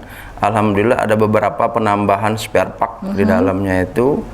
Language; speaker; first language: Indonesian; native; Indonesian